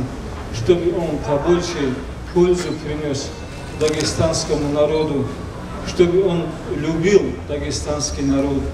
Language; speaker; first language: Russian; non-native, local second language; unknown